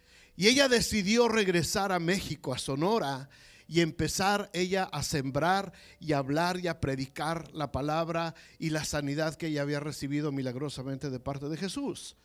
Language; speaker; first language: Spanish; native; Spanish